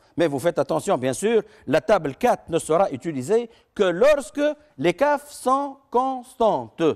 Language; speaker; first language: French; non-native, local second language; Arabic